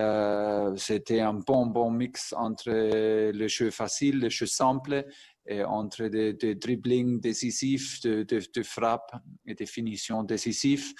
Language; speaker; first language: French; non-native, fluent; German